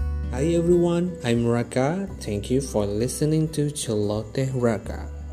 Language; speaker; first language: English; non-native, learner; Indonesian